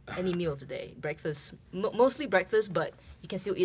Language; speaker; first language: English; non-native, local second language; Chinese